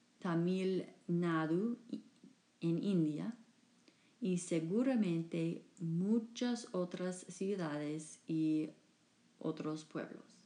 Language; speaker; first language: Spanish; non-native, fluent; English